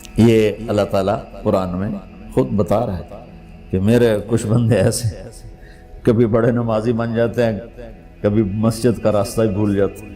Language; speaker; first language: Urdu; non-native, local second language; Punjabi